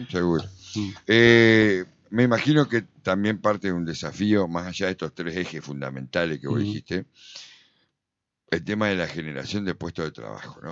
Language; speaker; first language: Spanish; native; Spanish